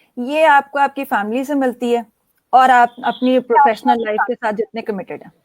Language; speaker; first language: Urdu; native; Urdu